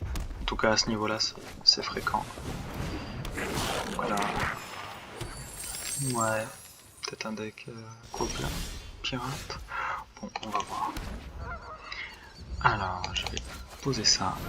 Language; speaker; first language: French; native; French